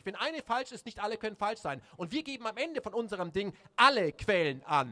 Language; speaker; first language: German; native; German